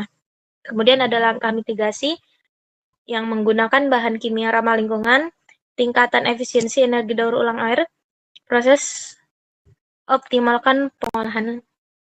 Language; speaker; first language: Indonesian; native; Indonesian